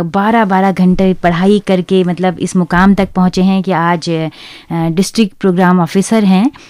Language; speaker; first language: Hindi; native; Hindi